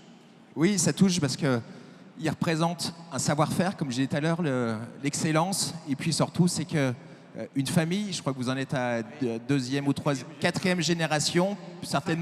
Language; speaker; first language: French; native; French